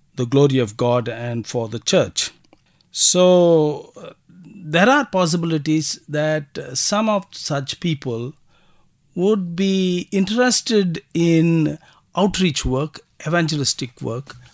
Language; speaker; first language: English; non-native, local second language; Tamil